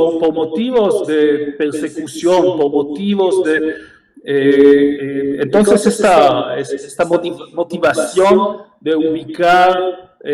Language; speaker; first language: Spanish; non-native, fluent; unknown